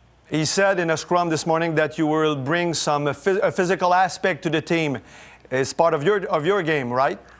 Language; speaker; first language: English; non-native, fluent; French